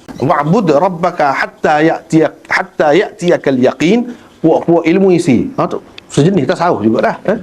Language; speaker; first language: Malay; native; Malay